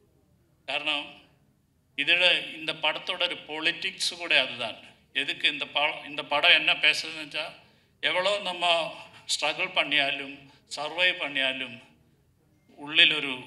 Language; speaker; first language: Tamil; non-native, learner; Malayalam